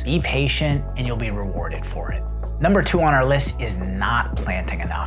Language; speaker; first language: English; native; English